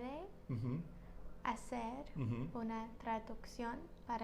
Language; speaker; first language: Spanish; non-native, learner; English